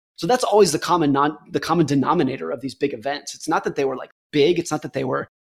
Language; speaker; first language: English; native; English